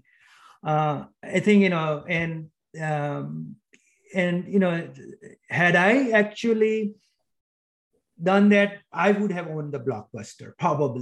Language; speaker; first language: English; non-native, local second language; Gujarati